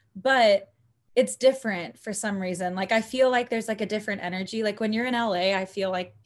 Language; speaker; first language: English; native; English